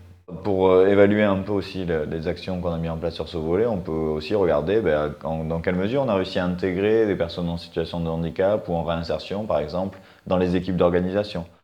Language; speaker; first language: French; native; French